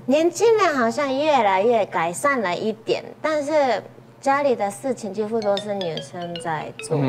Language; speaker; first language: Chinese; non-native, fluent; Japanese